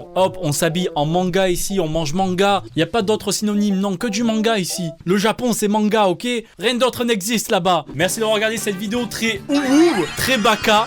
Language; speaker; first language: French; native; French